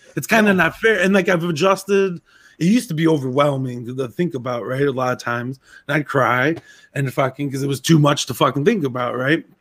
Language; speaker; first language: English; native; English